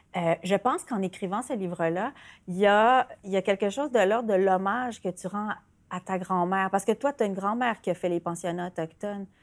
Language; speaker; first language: French; native; French